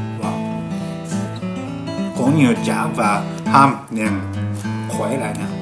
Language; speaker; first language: Vietnamese; non-native, learner; Japanese